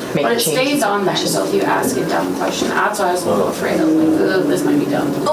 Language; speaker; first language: English; non-native, fluent; German